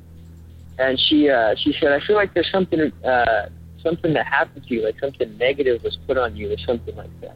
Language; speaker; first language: English; native; English